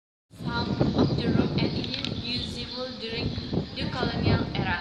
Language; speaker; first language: English; non-native, learner; Indonesian